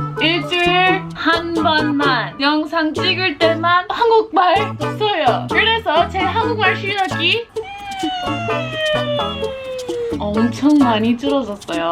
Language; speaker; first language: Korean; non-native, fluent; English